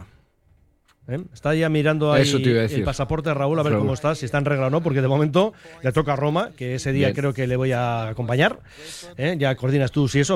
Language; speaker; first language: Spanish; native; Spanish